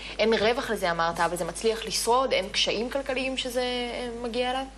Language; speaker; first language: Hebrew; native; Hebrew